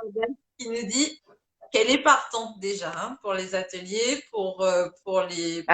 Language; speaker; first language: French; native; French